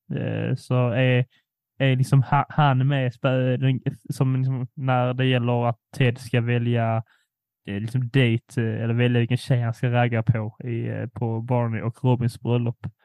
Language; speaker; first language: Swedish; native; Swedish